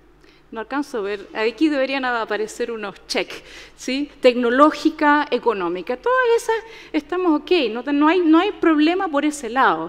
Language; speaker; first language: Spanish; native; Spanish